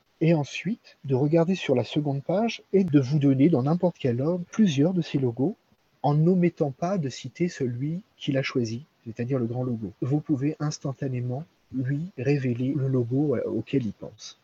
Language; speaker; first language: French; native; French